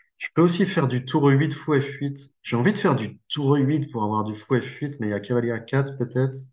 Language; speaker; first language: French; native; French